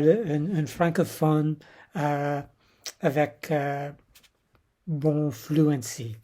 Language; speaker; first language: French; non-native, learner; English